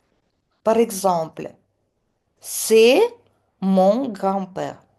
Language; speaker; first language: French; non-native, fluent; Russian